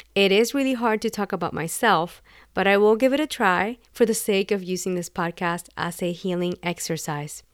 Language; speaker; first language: English; non-native, fluent; Spanish